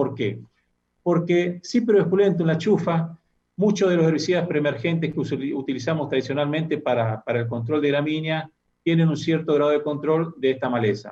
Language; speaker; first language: Spanish; native; Spanish